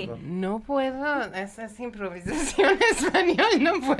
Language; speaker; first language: Spanish; non-native, fluent; Persian